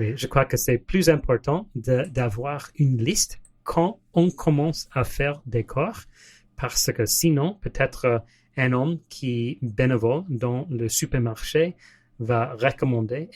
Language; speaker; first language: French; non-native, learner; English